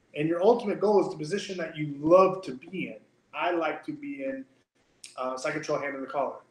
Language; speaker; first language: English; native; English